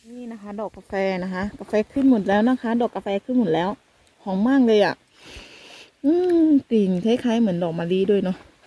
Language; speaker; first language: Thai; non-native, local second language; Akha